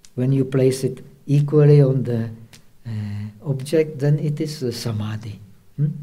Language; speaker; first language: English; non-native, fluent; Czech